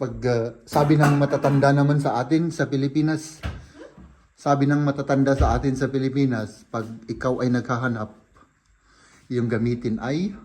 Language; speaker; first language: Filipino; native; Filipino